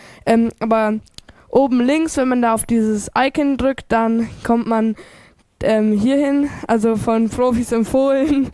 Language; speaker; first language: German; native; German